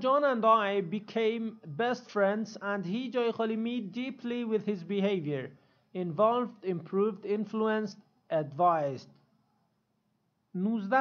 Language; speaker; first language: English; non-native, fluent; Persian